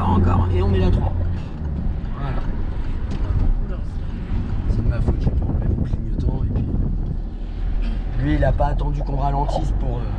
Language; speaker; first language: French; native; French